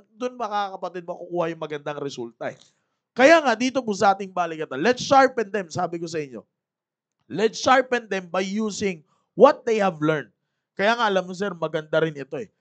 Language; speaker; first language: Filipino; native; Filipino